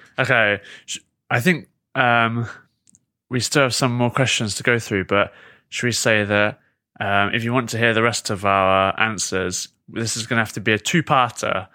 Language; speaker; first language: English; native; English